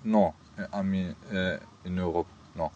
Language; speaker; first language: French; non-native, learner; German